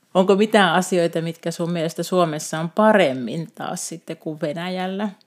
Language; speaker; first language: Finnish; native; Finnish